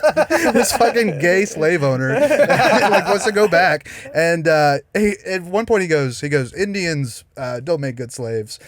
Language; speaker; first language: English; native; English